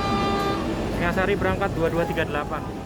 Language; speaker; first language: Indonesian; native; Indonesian